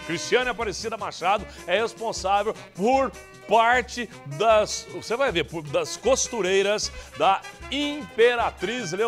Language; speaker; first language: Portuguese; native; Portuguese